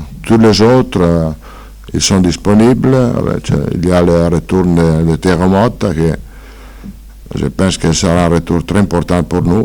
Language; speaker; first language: French; non-native, fluent; Italian